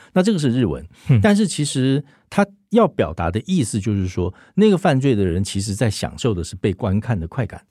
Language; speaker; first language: Chinese; native; Chinese